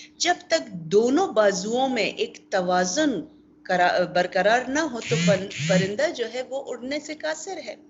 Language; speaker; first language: Urdu; non-native, local second language; Pashto